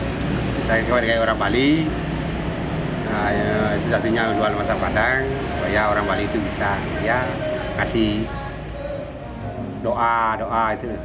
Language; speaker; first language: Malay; non-native, local second language; Balinese